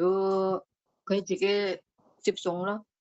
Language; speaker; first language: Chinese; non-native, learner; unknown